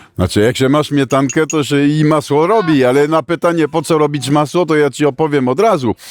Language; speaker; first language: Polish; non-native, fluent; French